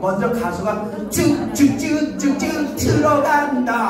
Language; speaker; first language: Korean; native; Korean